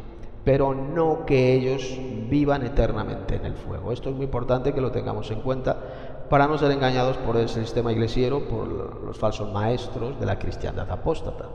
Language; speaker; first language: Spanish; native; Spanish